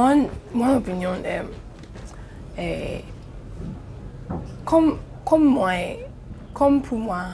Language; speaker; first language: French; non-native, learner; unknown